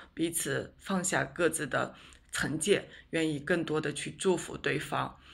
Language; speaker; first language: Chinese; native; Chinese